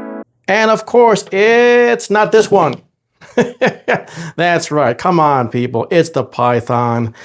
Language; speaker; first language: English; native; English